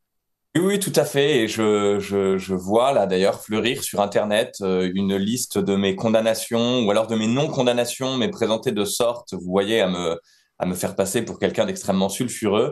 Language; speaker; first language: French; native; French